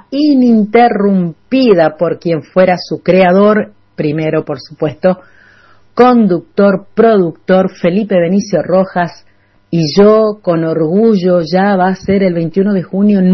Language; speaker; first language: Spanish; native; Spanish